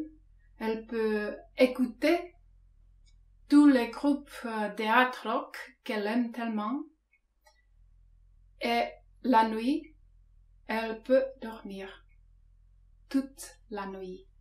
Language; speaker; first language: French; non-native, fluent; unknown